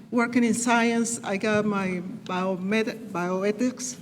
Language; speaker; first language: English; non-native, fluent; Spanish